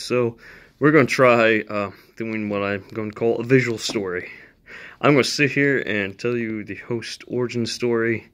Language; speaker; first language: English; native; English